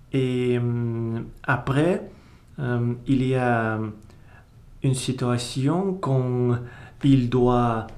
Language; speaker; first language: French; non-native, learner; Russian